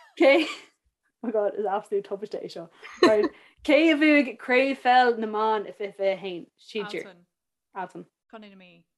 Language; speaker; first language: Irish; native; Irish